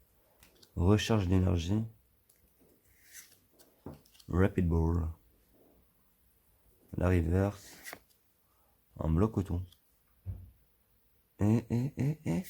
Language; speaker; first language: French; native; French